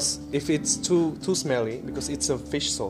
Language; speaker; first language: English; non-native, fluent; Vietnamese